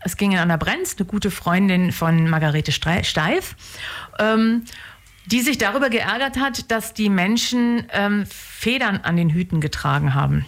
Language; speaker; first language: German; native; German